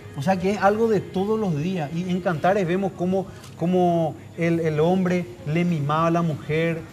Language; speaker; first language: Spanish; native; Spanish